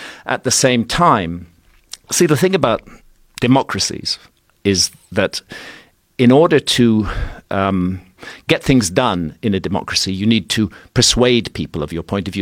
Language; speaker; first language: English; native; English